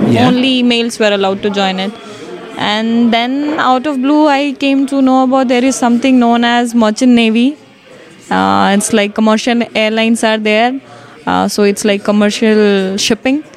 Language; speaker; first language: English; non-native, local second language; Hindi